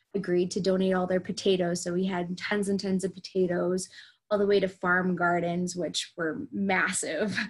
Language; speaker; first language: English; native; English